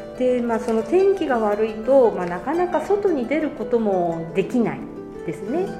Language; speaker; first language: Japanese; native; Japanese